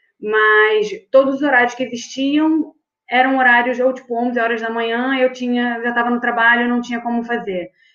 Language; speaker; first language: Portuguese; native; Portuguese